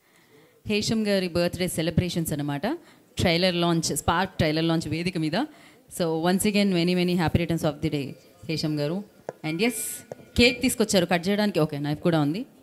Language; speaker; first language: Telugu; native; Telugu